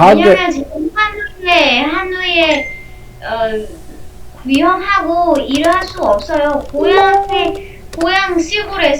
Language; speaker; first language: Korean; non-native, learner; Vietnamese